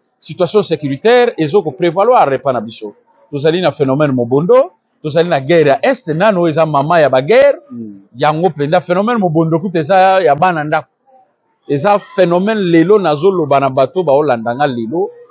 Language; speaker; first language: Lingala; non-native, local second language; Kituba (Democratic Republic of Congo)